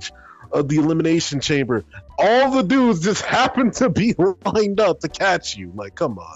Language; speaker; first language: English; native; English